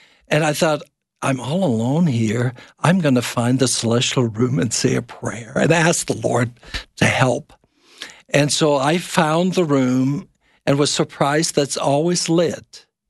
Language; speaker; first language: English; non-native, fluent; German